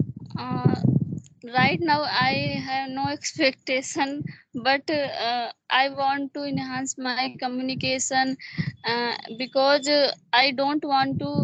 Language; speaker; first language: English; non-native, learner; Hindi